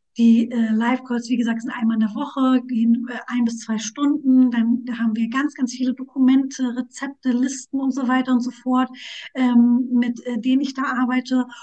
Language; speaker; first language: German; early bilingual, other home language; Turkish